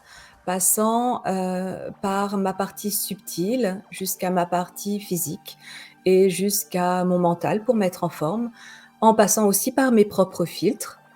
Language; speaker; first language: French; native; French